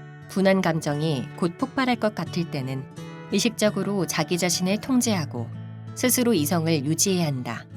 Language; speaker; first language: Korean; native; Korean